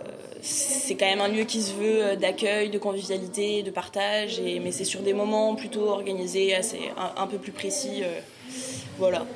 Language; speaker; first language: French; native; French